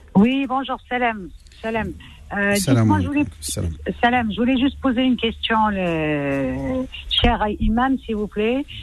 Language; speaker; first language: French; non-native, local second language; Arabic